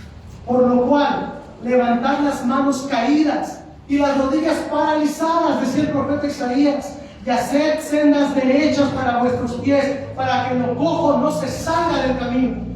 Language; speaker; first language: Spanish; native; Spanish